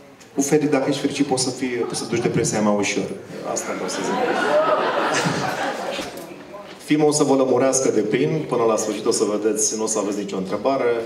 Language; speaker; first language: Romanian; native; Romanian